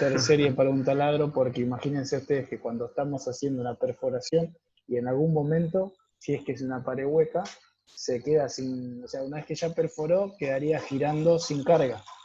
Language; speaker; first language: Spanish; native; Spanish